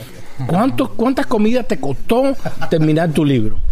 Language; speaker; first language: Spanish; native; Spanish